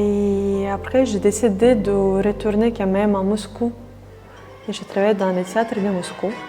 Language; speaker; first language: French; non-native, fluent; Russian